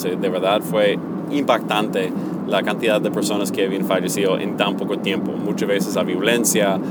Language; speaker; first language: Spanish; non-native, fluent; English